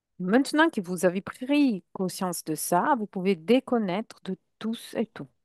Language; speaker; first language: French; non-native, fluent; Italian